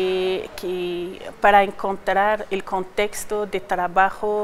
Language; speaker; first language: Spanish; non-native, learner; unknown